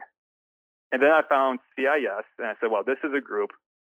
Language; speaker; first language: English; native; English